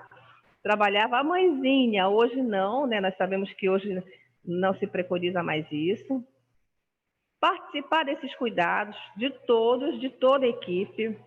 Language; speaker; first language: Portuguese; native; Portuguese